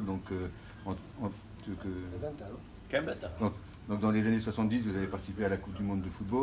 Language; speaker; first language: French; native; French